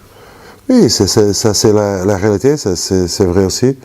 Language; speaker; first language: French; non-native, fluent; Portuguese